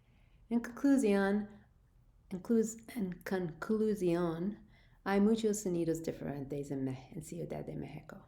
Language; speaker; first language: Spanish; non-native, learner; English